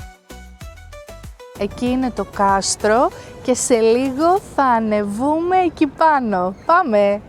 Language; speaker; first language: Greek; native; Greek